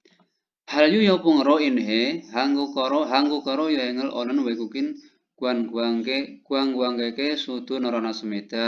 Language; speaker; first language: Korean; non-native, fluent; Indonesian